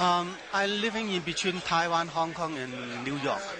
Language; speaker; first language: English; non-native, learner; Chinese